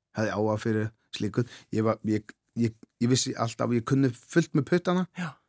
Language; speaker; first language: Icelandic; non-native, fluent; Faroese